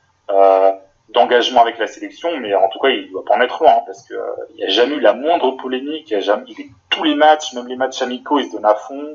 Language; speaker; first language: French; native; French